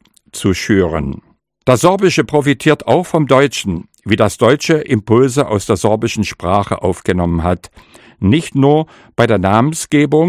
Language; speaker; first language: German; non-native, local second language; Upper Sorbian